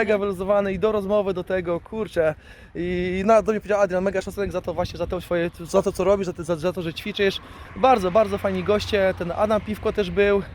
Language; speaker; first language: Polish; native; Polish